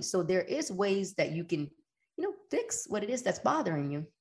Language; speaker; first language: English; early bilingual, other home language; Spanish